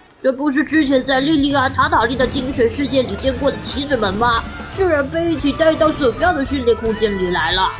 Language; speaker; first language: Chinese; native; Chinese